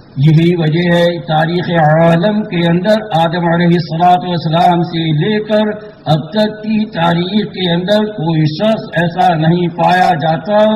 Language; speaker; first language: Urdu; native; Urdu